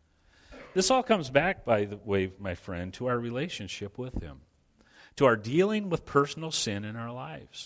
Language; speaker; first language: English; native; English